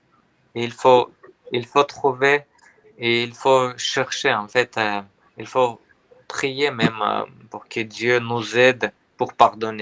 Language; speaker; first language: French; non-native, learner; Armenian